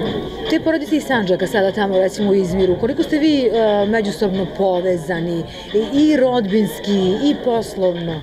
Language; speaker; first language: Serbian; native; Serbian